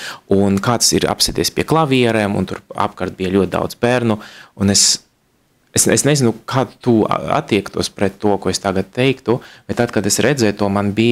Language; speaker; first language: Latvian; non-native, local second language; Russian